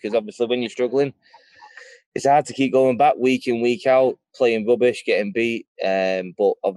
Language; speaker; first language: English; native; English